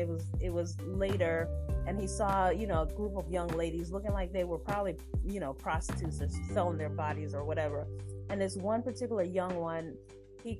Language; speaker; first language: English; non-native, local second language; Jamaican Creole English